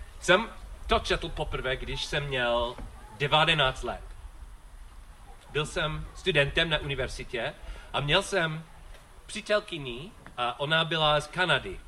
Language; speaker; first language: Czech; non-native, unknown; English